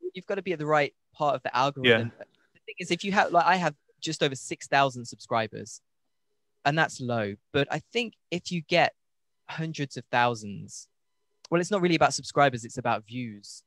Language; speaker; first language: English; native; English